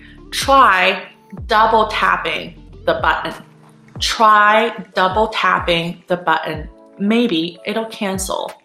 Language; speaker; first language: English; non-native, fluent; Chinese